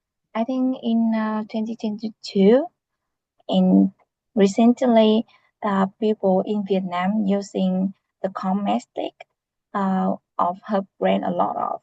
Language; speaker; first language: English; non-native, learner; Vietnamese